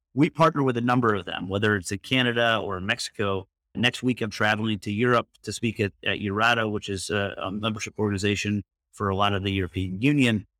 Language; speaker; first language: English; native; English